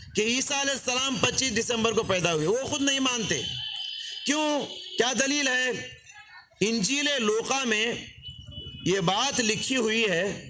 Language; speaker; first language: Urdu; native; Urdu